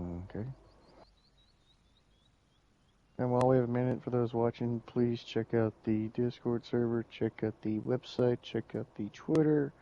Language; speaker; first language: English; native; English